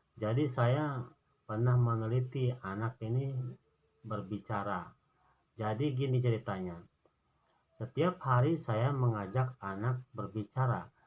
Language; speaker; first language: Indonesian; non-native, local second language; Sundanese